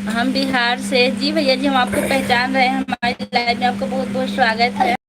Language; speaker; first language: Hindi; native; Hindi